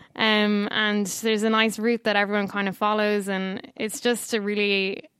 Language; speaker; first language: English; native; English